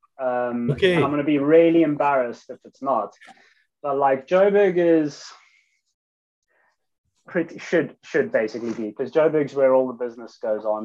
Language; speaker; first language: English; native; English